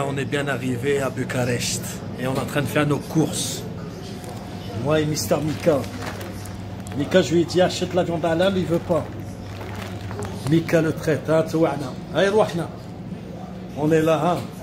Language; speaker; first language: French; non-native, local second language; Arabic